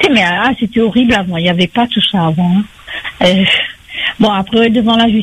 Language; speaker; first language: French; non-native, local second language; Réunion Creole French